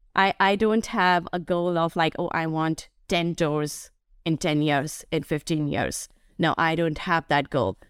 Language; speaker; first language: English; non-native, local second language; Hindi